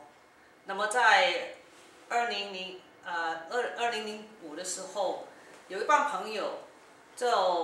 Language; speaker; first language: Chinese; early bilingual, heritage; Cantonese